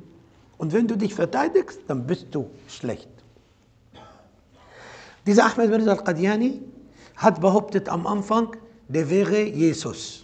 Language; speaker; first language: German; non-native, fluent; Arabic